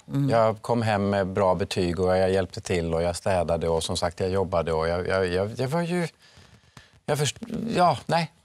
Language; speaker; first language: Swedish; early bilingual, other home language; Finnish